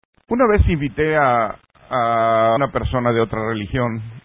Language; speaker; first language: Spanish; native; Spanish